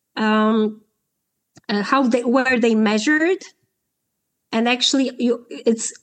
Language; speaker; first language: English; non-native, fluent; Polish